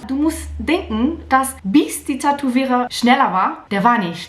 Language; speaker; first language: German; non-native, learner; Portuguese